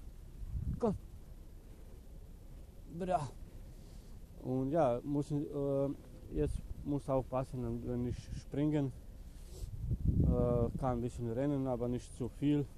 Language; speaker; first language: German; non-native, learner; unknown